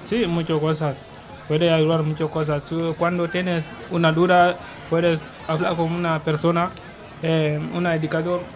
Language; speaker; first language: Spanish; non-native, learner; Mandingo